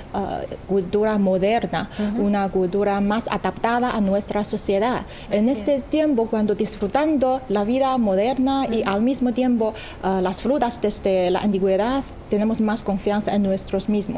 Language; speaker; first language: Spanish; non-native, fluent; Chinese